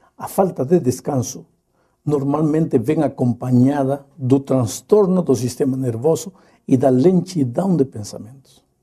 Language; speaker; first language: Portuguese; non-native, fluent; Spanish